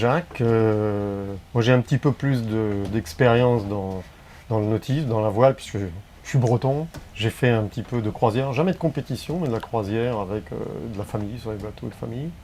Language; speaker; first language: French; native; French